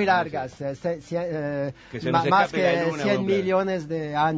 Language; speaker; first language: Spanish; non-native, fluent; French